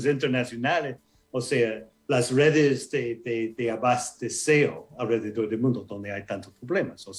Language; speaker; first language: Spanish; non-native, fluent; English